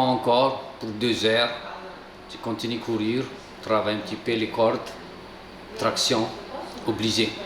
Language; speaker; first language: French; non-native, local second language; Malagasy